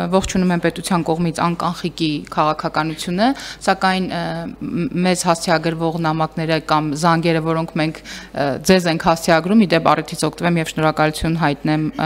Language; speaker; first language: Armenian; native; Armenian